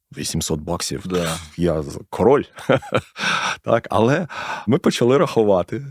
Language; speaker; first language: Ukrainian; non-native, local second language; Russian